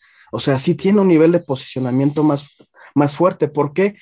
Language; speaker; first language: Spanish; native; Spanish